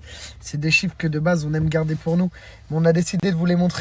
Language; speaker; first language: French; native; French